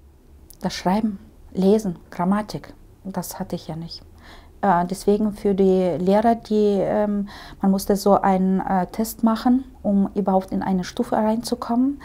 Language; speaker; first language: German; early bilingual, heritage; Russian